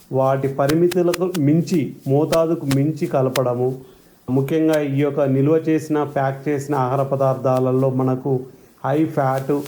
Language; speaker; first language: Telugu; native; Telugu